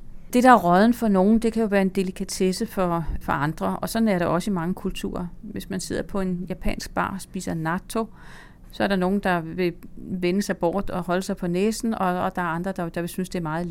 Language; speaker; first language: Danish; native; Danish